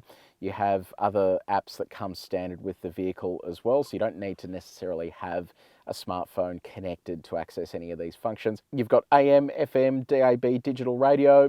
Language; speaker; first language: English; native; English